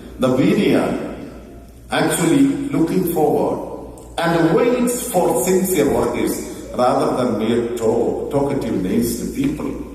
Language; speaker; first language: English; non-native, local second language; Malayalam